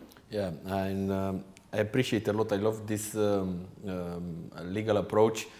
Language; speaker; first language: English; non-native, fluent; Romanian